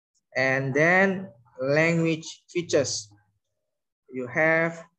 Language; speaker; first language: English; non-native, learner; Indonesian